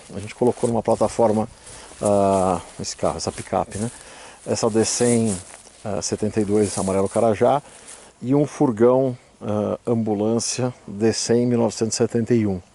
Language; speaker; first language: Portuguese; native; Portuguese